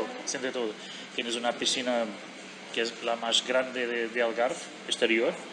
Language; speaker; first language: Spanish; non-native, learner; Portuguese